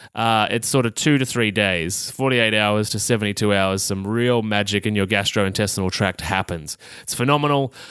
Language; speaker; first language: English; native; English